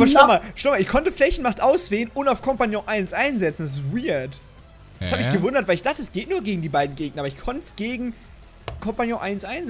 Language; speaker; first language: German; native; German